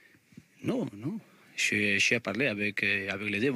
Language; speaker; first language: French; non-native, learner; Spanish